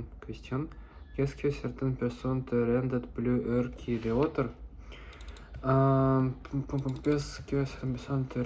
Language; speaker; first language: French; non-native, learner; Russian